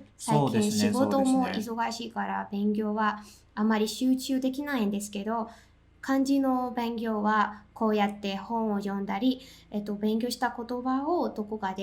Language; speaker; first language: Japanese; non-native, fluent; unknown